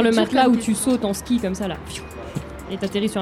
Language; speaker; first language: French; native; French